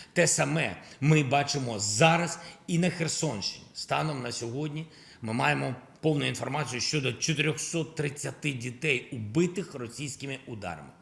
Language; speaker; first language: Ukrainian; non-native, local second language; Russian